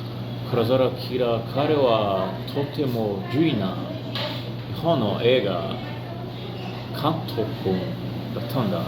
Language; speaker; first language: Japanese; non-native, learner; Portuguese